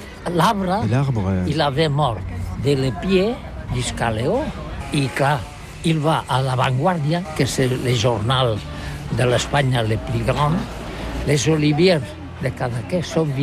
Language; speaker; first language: French; non-native, learner; Catalan